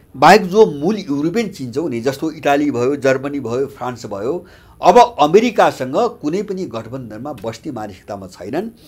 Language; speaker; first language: Nepali; native; Nepali